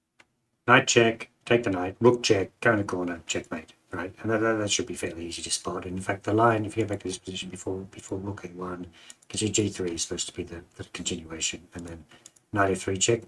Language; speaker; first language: English; native; English